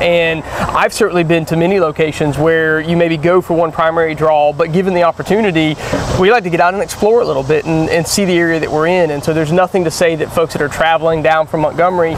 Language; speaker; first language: English; native; English